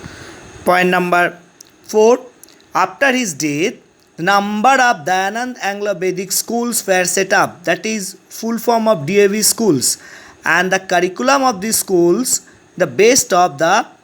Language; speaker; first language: English; non-native, local second language; Bangla